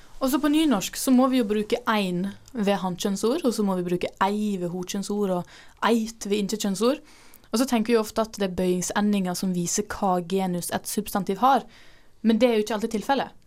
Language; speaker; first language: Norwegian; non-native, fluent; Dutch